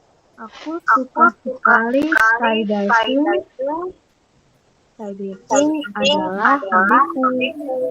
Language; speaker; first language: Indonesian; non-native, learner; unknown